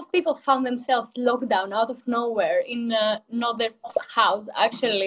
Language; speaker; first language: English; non-native, fluent; Greek